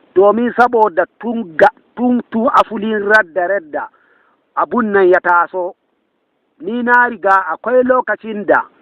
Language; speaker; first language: Hausa; non-native, local second language; Fula